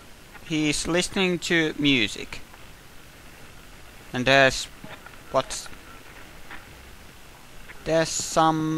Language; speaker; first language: English; native; English